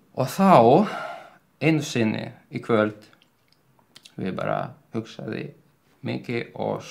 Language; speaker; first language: Icelandic; non-native, learner; Ukrainian